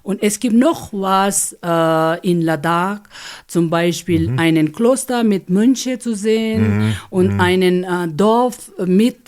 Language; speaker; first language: German; non-native, learner; Ladakhi